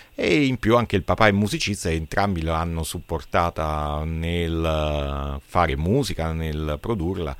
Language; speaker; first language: Italian; native; Italian